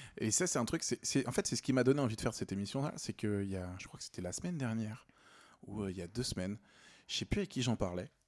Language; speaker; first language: French; native; French